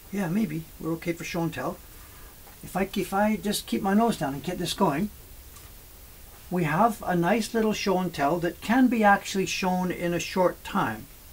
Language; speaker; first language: English; native; English